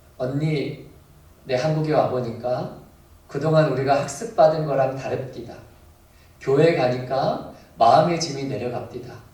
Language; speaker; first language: Korean; native; Korean